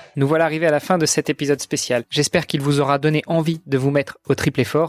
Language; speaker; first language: French; native; French